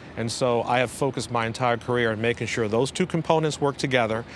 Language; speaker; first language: English; native; English